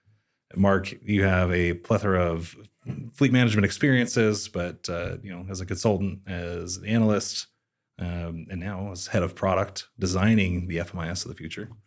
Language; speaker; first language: English; native; English